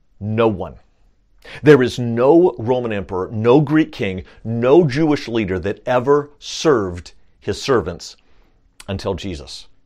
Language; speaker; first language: English; native; English